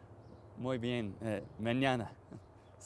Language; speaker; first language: Spanish; non-native, learner; English